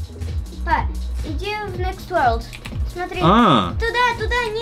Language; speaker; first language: Russian; early bilingual, heritage; Russian